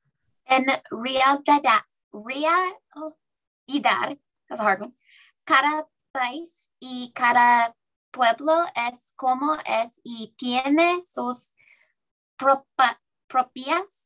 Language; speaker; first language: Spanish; non-native, learner; English